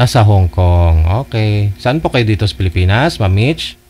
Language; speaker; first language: Filipino; native; Filipino